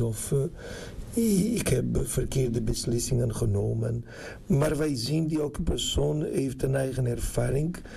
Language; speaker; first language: Dutch; non-native, fluent; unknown